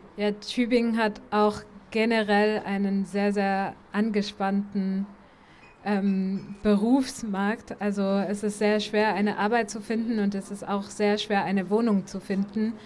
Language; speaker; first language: German; native; German